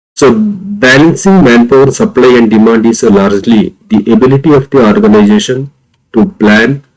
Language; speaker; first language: English; non-native, local second language; Kannada